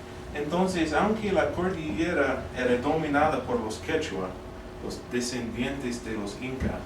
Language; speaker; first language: Spanish; non-native, fluent; English